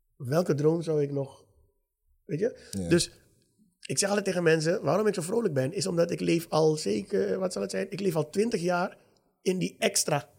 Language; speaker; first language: Dutch; native; Dutch